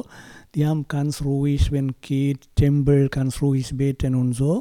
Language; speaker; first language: German; non-native, learner; Tamil